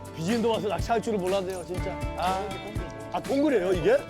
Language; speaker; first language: Korean; native; Korean